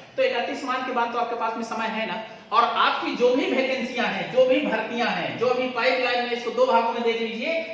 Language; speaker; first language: Hindi; native; Hindi